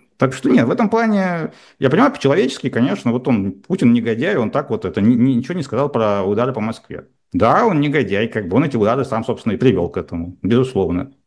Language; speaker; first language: Russian; native; Russian